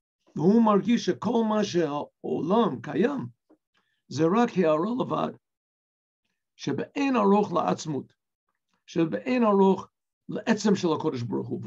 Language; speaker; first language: Hebrew; non-native, fluent; English